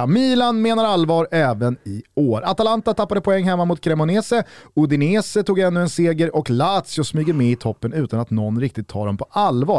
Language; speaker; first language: Swedish; native; Swedish